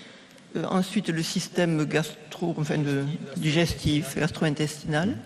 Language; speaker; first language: French; native; French